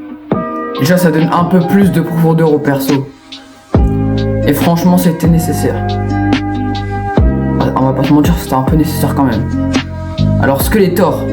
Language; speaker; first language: French; native; French